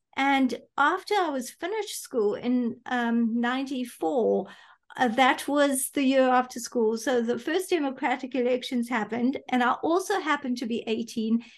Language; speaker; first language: English; native; English